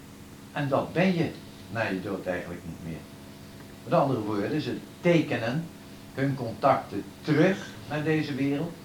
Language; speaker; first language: Dutch; native; Dutch